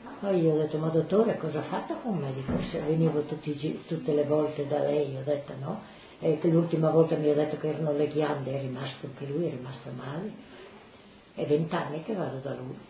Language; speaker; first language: Italian; native; Italian